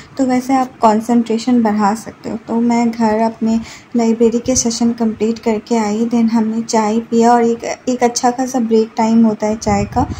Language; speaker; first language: Hindi; native; Hindi